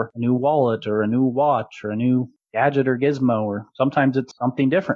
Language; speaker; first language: English; native; English